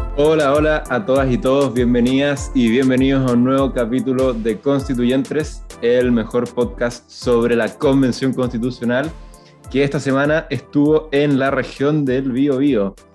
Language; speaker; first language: Spanish; native; Spanish